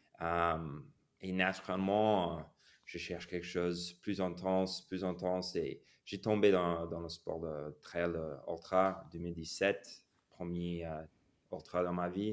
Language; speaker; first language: French; non-native, fluent; English